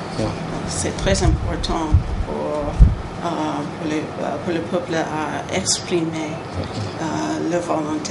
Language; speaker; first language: French; non-native, learner; English